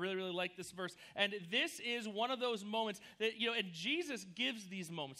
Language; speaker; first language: English; native; English